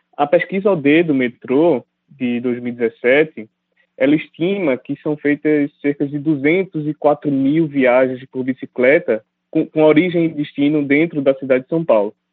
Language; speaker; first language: Portuguese; native; Portuguese